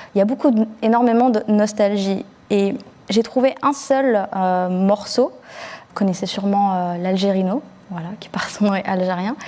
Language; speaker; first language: French; early bilingual, other home language; Arabic